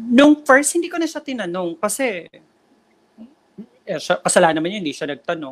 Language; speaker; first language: Filipino; native; Filipino